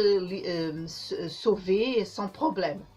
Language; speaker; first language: French; non-native, learner; Portuguese